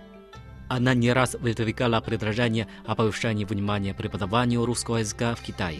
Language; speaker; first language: Russian; non-native, fluent; Chinese